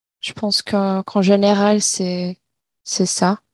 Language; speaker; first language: French; non-native, learner; Portuguese